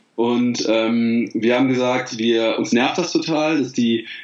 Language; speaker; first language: German; native; German